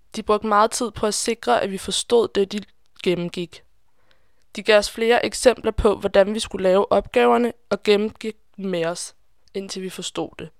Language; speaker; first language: Danish; non-native, fluent; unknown